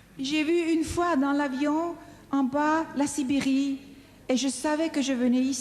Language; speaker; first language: French; non-native, fluent; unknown